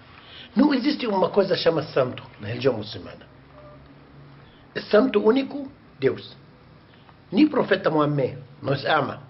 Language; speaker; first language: Portuguese; non-native, learner; Arabic